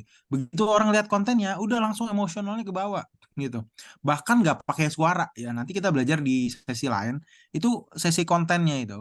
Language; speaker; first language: Indonesian; native; Indonesian